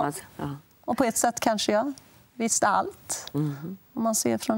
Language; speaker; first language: Swedish; native; Swedish